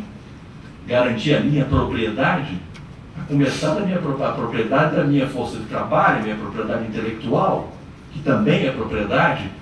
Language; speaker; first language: Portuguese; native; Portuguese